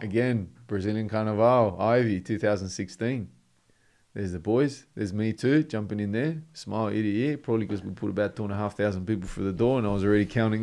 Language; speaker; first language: English; native; English